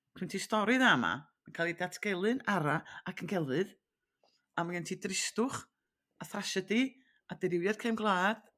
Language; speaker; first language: Welsh; native; Welsh